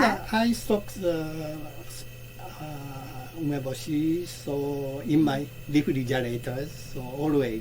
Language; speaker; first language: English; non-native, learner; Japanese